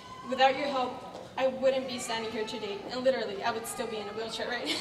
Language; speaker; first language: English; early bilingual, other home language; Spanish